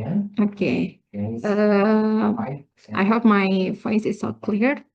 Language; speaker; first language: English; non-native, learner; Indonesian